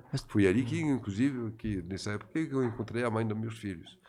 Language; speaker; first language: Portuguese; non-native, fluent; French